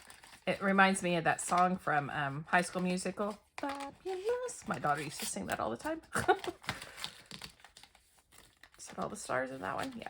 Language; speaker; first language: English; native; English